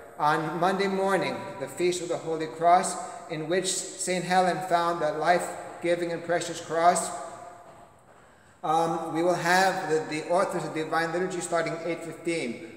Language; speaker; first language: English; early bilingual, other home language; Greek